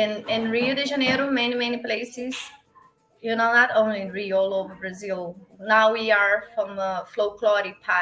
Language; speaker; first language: English; non-native, learner; Portuguese